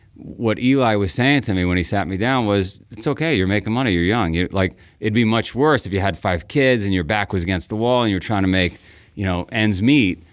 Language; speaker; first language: English; native; English